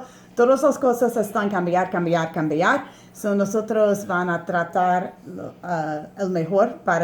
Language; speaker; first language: Spanish; non-native, learner; English